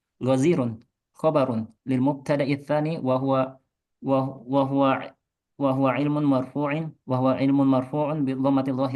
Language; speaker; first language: Arabic; non-native, fluent; Indonesian